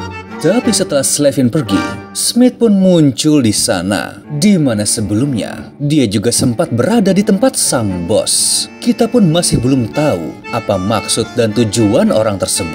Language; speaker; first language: Indonesian; native; Indonesian